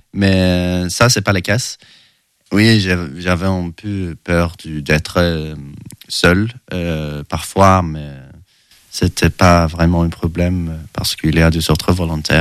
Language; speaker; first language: French; non-native, learner; Swedish